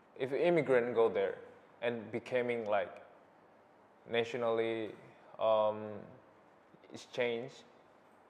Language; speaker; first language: English; non-native, learner; Indonesian